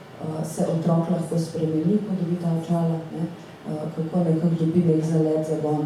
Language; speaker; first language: Slovenian; native; Slovenian